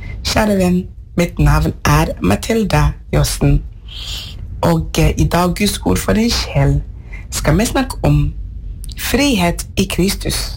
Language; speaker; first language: Norwegian; non-native, fluent; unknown